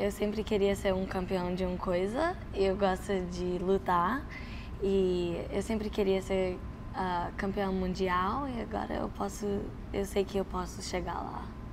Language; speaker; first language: Portuguese; early bilingual, heritage; Portuguese